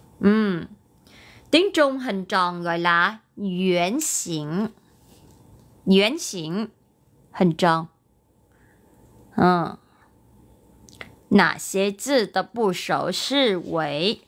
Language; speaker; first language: Chinese; non-native, learner; Vietnamese